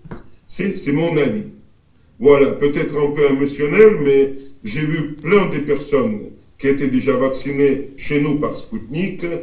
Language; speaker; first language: French; non-native, fluent; Russian